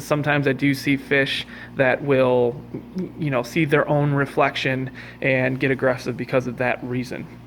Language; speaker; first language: English; native; English